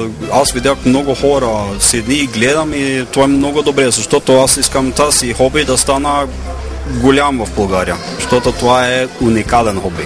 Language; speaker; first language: Bulgarian; non-native, fluent; Norwegian